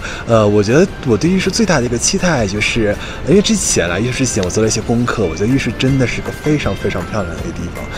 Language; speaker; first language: Chinese; non-native, fluent; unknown